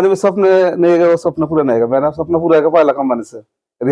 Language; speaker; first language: Hindi; non-native, learner; Bangla